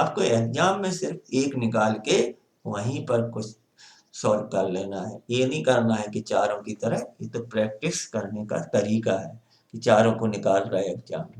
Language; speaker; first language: Hindi; native; Hindi